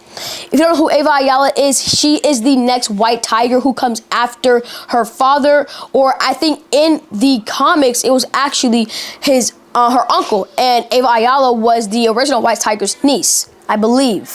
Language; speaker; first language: English; native; English